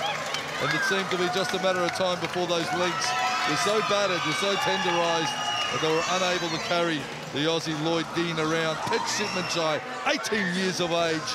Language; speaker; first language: English; native; English